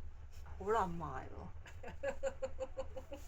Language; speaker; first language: Cantonese; native; Cantonese